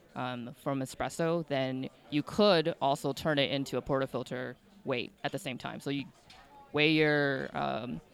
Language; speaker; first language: English; native; English